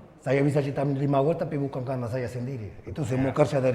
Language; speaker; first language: Indonesian; non-native, learner; Spanish